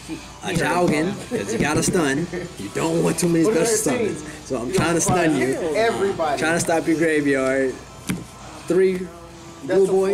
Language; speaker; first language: English; native; English